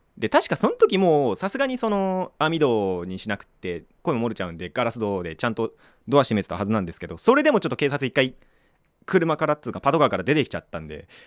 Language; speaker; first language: Japanese; native; Japanese